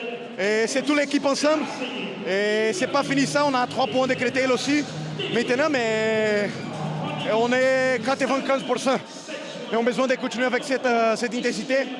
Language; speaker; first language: French; non-native, learner; Portuguese